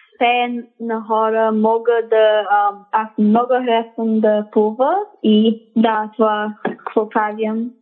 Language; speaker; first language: Bulgarian; early bilingual, heritage; Bulgarian